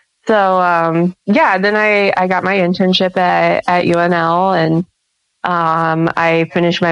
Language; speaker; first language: English; native; English